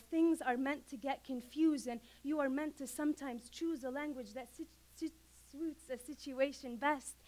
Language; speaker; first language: English; non-native, fluent; Arabic